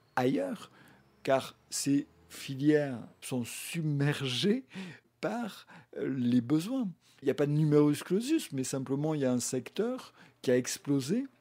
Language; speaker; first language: French; native; French